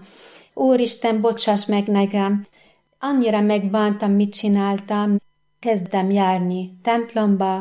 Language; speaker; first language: Hungarian; non-native, fluent; Arabic